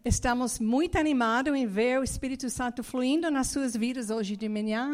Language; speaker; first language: Portuguese; non-native, fluent; English